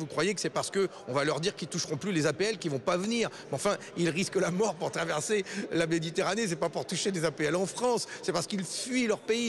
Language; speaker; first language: French; native; French